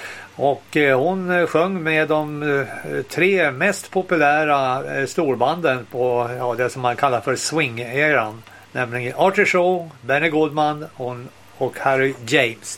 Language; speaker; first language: Swedish; native; Swedish